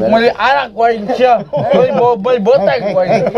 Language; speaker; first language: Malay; non-native, local second language; Sundanese